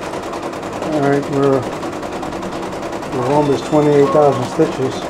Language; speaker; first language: English; native; English